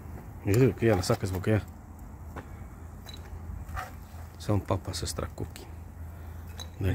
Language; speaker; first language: Spanish; native; Spanish